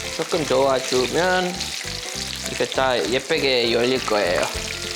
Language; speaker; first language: Korean; non-native, fluent; Dutch